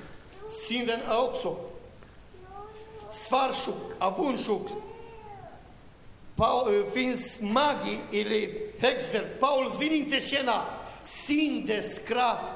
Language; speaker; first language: Swedish; non-native, learner; Romanian